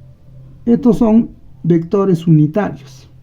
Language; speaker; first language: Spanish; native; Spanish